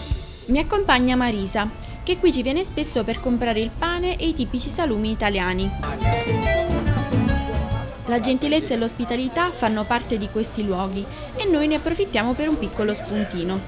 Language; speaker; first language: Italian; native; Italian